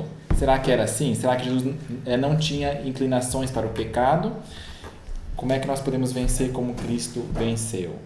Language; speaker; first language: Portuguese; native; Portuguese